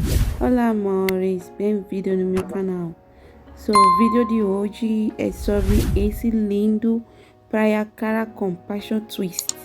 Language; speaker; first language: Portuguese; non-native, learner; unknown